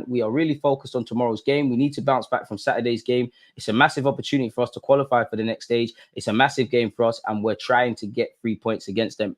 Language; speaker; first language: English; native; English